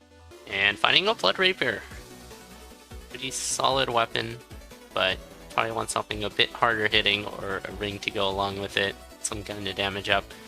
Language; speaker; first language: English; native; English